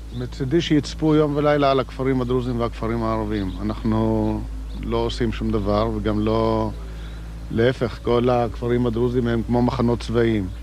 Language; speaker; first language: Hebrew; non-native, local second language; Arabic